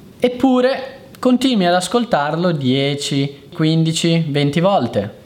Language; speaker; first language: Italian; native; Italian